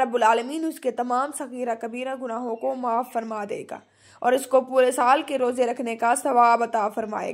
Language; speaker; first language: Urdu; native; Urdu